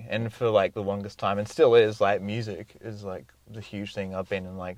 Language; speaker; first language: English; native; English